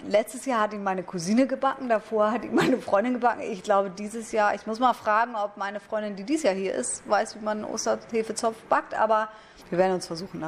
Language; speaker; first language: German; native; German